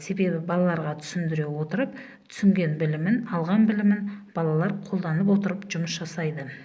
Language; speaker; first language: Kazakh; native; Kazakh